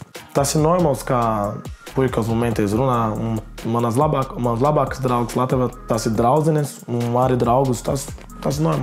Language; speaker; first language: Latvian; non-native, learner; Portuguese